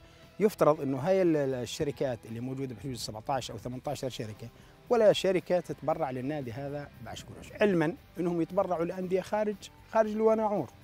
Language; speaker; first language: Arabic; native; Arabic